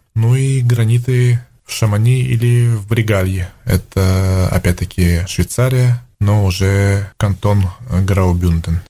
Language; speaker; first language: Russian; native; Russian